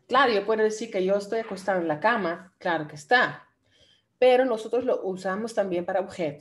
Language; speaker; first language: Spanish; non-native, fluent; Dutch